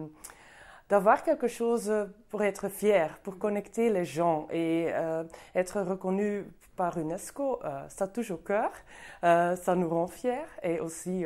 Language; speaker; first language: French; non-native, local second language; Dutch